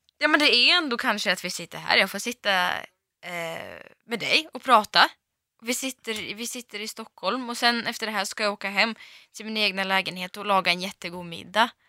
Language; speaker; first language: Swedish; early bilingual, other home language; Russian